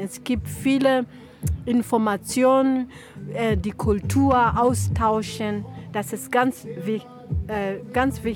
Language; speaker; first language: German; non-native, learner; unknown